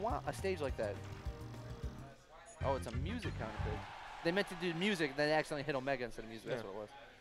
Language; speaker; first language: English; native; English